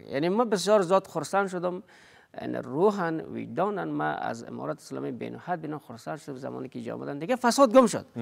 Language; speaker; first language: Persian; non-native, local second language; Pashto